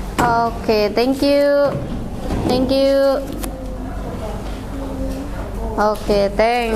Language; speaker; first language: English; non-native, fluent; Indonesian